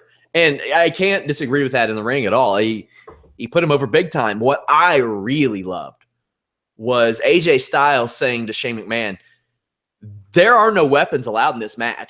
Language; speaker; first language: English; native; English